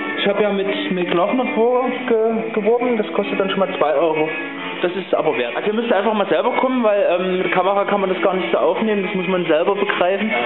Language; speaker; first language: German; native; German